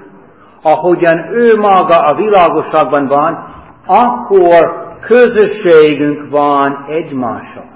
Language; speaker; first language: Hungarian; non-native, fluent; English